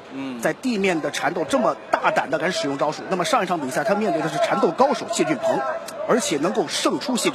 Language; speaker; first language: Chinese; native; Chinese